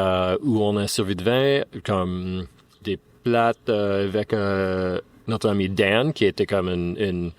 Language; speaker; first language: French; non-native, fluent; English